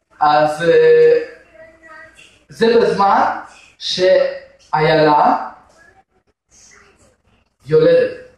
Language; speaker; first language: Hebrew; non-native, fluent; Russian